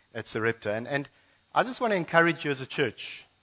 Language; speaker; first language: English; native; English